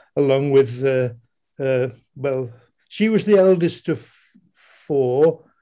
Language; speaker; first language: English; native; English